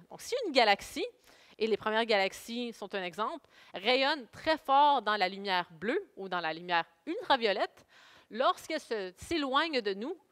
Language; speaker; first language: French; native; French